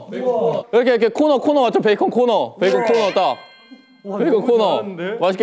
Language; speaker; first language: Korean; native; Korean